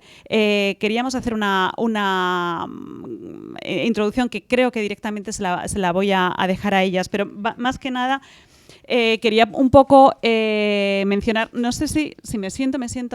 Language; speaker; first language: Spanish; native; Spanish